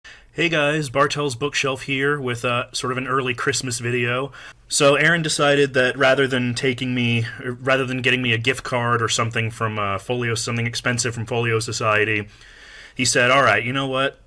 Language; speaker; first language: English; native; English